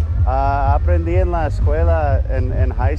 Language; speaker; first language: Spanish; non-native, learner; English